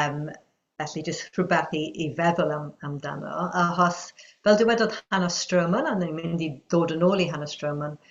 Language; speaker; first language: Welsh; non-native, fluent; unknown